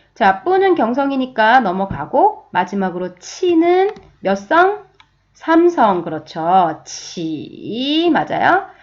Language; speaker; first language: Korean; native; Korean